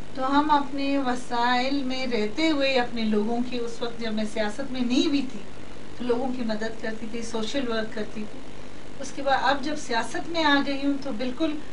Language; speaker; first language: Urdu; non-native, local second language; Baluchi